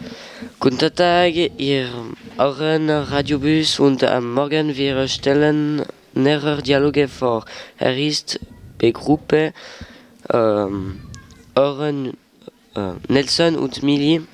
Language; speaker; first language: German; non-native, learner; French